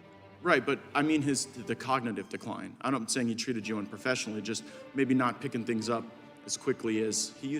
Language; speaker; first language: English; native; English